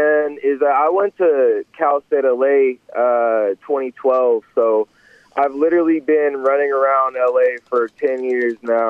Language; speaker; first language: English; native; English